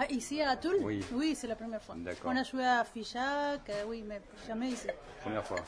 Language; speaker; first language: French; non-native, learner; Spanish